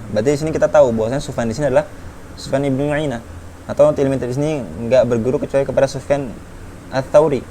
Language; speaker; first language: Indonesian; native; Indonesian